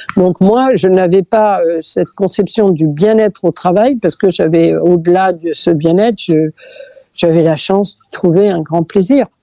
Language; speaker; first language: French; early bilingual, other home language; Catalan